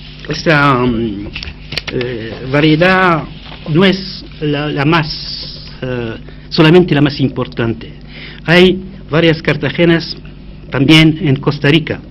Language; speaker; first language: Spanish; non-native, fluent; Arabic